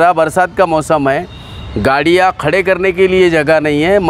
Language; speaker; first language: Hindi; non-native, local second language; Marathi